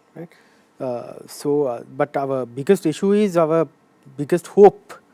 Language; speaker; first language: English; non-native, local second language; Sinhala